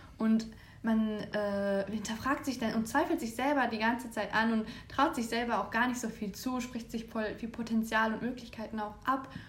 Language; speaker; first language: German; early bilingual, other home language; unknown